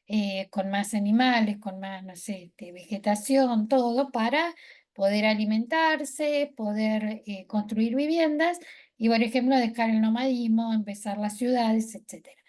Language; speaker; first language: Spanish; native; Spanish